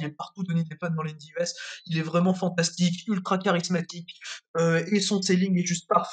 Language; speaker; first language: French; native; French